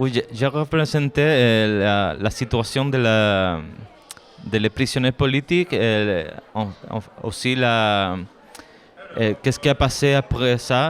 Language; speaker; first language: French; non-native, learner; Spanish